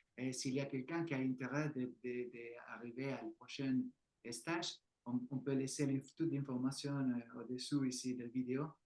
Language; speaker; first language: French; non-native, learner; Spanish